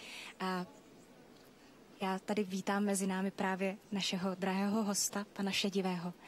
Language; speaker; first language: Czech; native; Czech